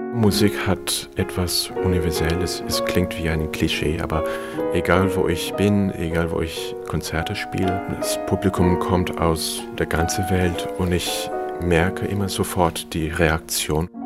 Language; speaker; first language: German; non-native, fluent; Cantonese